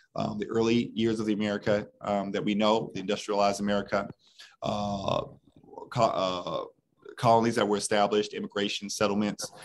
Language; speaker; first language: English; native; English